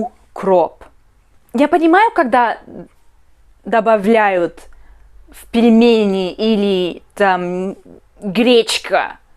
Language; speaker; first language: Russian; non-native, learner; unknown